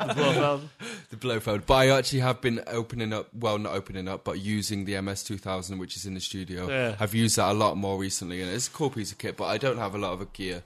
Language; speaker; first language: English; native; English